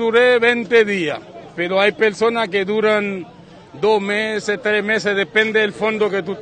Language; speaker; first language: Spanish; non-native, fluent; Haitian Creole